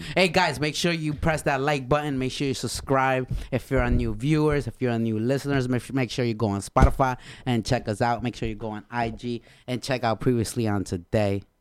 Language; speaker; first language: English; non-native, fluent; Spanish